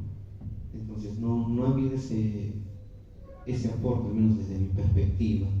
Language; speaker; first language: Spanish; native; Spanish